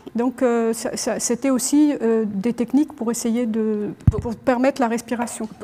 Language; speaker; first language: French; non-native, local second language; Arabic